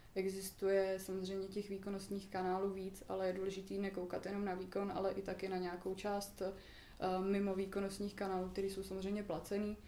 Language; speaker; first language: Czech; native; Czech